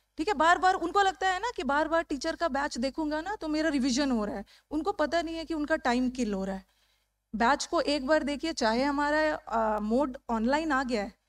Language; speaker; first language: Hindi; native; Hindi